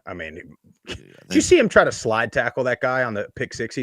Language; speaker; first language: English; native; English